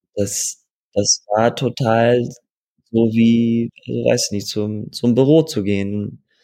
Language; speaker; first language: German; early bilingual, heritage; German